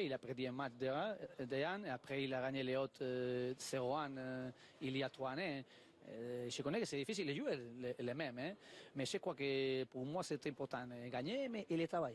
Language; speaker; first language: French; non-native, learner; Spanish